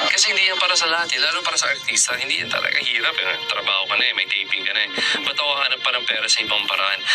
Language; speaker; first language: Filipino; non-native, fluent; English